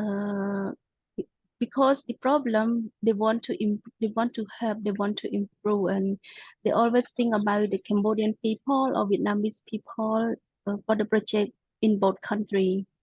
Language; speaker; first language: English; non-native, local second language; Khmer